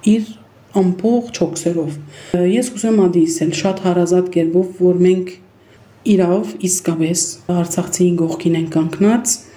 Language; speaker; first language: Armenian; early bilingual, heritage; Armenian